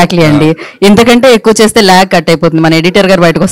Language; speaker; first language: Telugu; native; Telugu